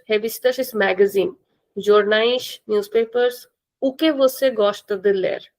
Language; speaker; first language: Portuguese; non-native, fluent; Hindi